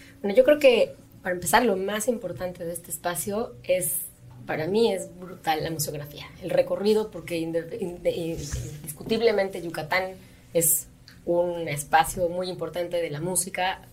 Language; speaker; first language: Spanish; native; Spanish